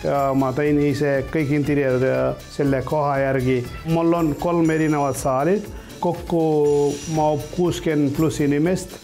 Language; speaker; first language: Estonian; non-native, learner; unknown